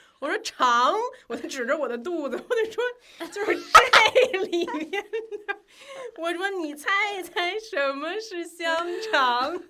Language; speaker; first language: Chinese; native; Chinese